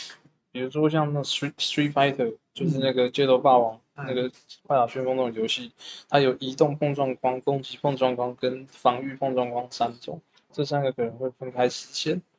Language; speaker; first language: Chinese; native; Chinese